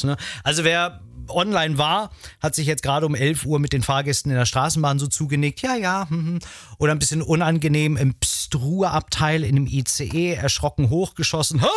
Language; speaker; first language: German; native; German